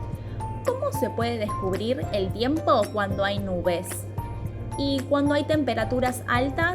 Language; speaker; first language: Spanish; native; Spanish